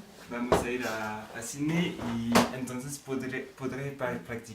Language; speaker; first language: Spanish; non-native, learner; French